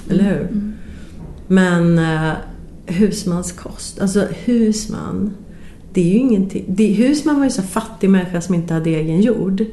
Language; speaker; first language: Swedish; native; Swedish